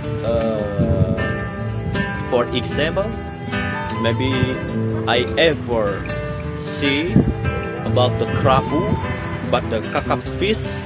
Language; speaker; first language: English; non-native, learner; Indonesian